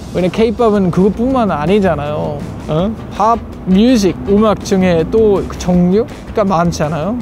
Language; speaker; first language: Korean; non-native, fluent; German